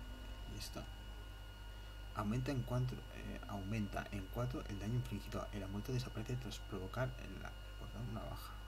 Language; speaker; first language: Spanish; native; Spanish